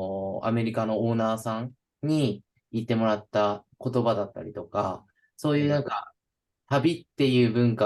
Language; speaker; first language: Japanese; native; Japanese